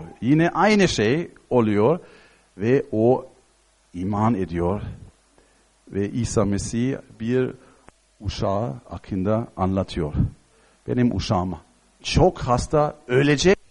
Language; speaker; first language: Turkish; non-native, fluent; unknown